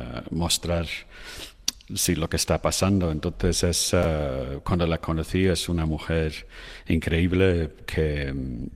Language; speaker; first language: Spanish; non-native, fluent; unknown